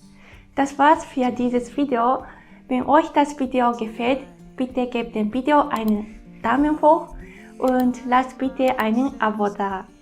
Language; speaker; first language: German; non-native, fluent; Japanese